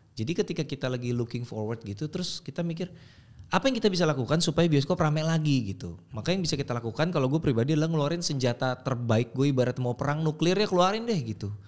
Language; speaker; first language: Indonesian; native; Indonesian